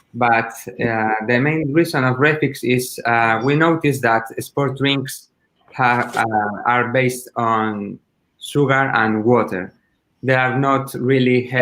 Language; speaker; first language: English; non-native, learner; Spanish